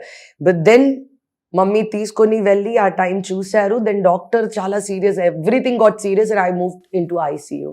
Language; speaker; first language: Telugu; non-native, local second language; Hindi